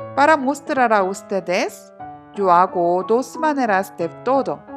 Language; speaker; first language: Spanish; non-native, learner; Korean